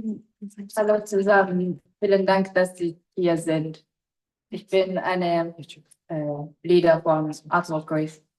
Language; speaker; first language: German; non-native, fluent; Japanese